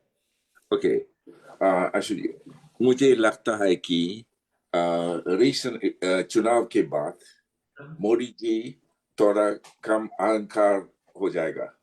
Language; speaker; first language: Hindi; non-native, learner; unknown